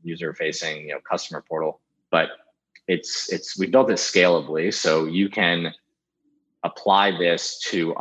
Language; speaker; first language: English; native; English